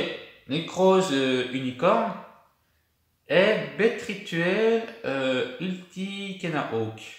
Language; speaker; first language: French; native; French